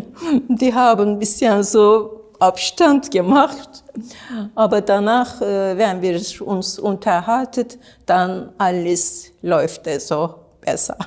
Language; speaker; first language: German; non-native, learner; Turkish